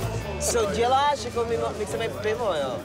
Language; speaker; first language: Czech; non-native, fluent; English